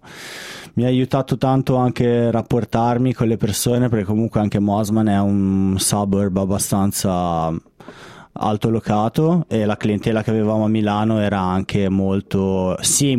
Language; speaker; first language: Italian; native; Italian